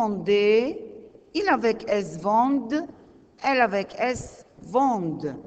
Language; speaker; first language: French; non-native, learner; Arabic